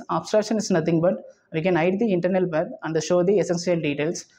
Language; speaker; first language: English; non-native, local second language; Tamil